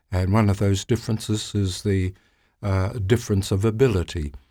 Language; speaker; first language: English; native; English